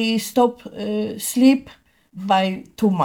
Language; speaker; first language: English; non-native, learner; Polish